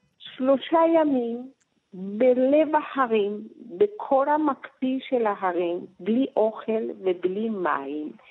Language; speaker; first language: Hebrew; early bilingual, other home language; Persian